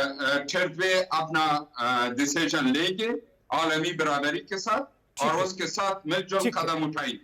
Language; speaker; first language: Hindi; non-native, learner; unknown